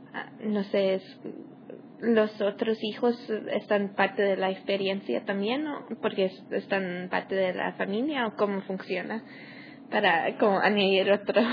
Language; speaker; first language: Spanish; non-native, learner; English